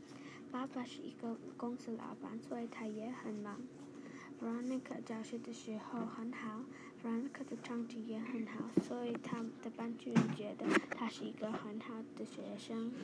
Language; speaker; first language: Chinese; non-native, learner; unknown